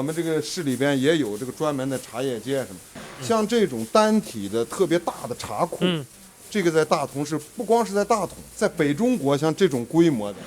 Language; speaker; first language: Chinese; native; Chinese